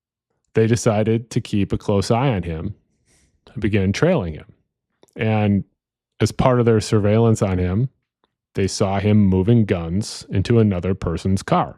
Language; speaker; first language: English; native; English